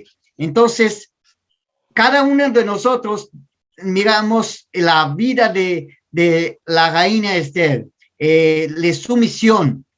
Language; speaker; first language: Spanish; non-native, learner; Portuguese